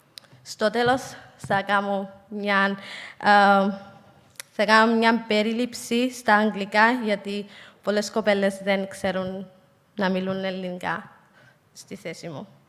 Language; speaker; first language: Greek; non-native, fluent; Somali